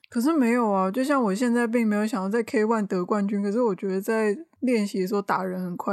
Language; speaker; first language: Chinese; native; Chinese